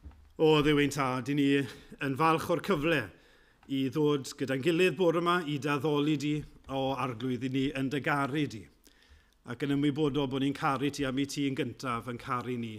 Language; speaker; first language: Welsh; native; Welsh